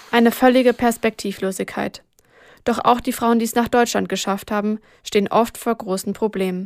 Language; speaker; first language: German; native; German